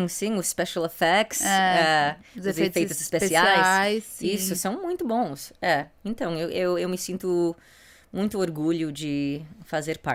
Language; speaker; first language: Portuguese; non-native, fluent; English